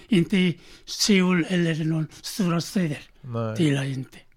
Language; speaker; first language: Swedish; non-native, learner; Korean